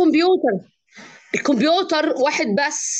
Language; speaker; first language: Arabic; native; Arabic